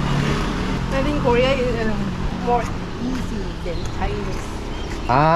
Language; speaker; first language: English; non-native, learner; Indonesian